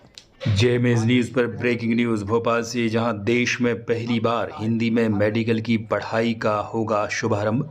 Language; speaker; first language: Hindi; native; Hindi